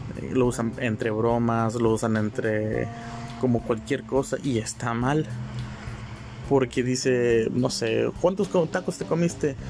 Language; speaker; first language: Spanish; native; Spanish